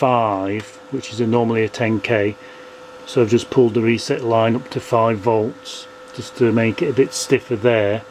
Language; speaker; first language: English; native; English